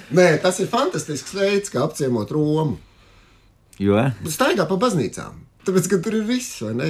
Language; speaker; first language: Latvian; native; Latvian